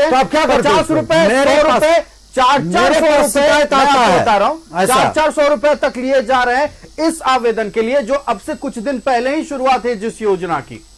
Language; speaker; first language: Hindi; native; Hindi